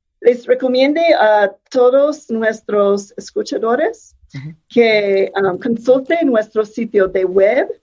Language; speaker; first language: Spanish; non-native, fluent; English